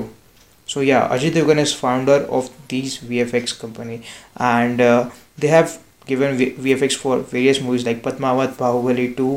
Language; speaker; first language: English; non-native, local second language; Marathi